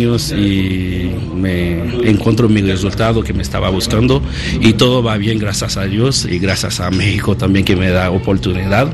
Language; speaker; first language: Spanish; non-native, learner; Haitian Creole